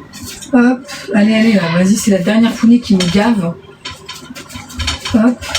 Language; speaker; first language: French; native; French